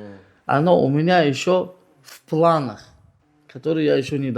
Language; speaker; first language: Russian; non-native, local second language; Tajik